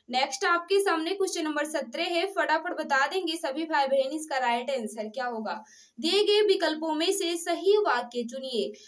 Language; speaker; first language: Hindi; native; Hindi